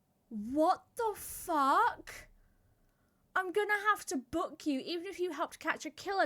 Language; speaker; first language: English; native; English